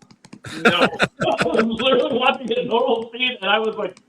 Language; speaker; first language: English; native; English